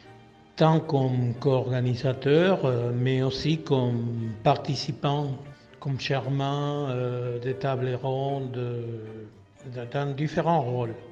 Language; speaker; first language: French; non-native, fluent; Spanish